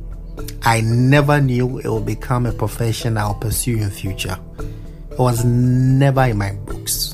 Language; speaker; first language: English; non-native, local second language; Akan